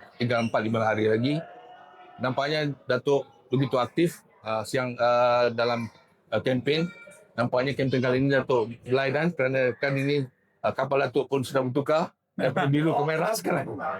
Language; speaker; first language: Malay; native; Malay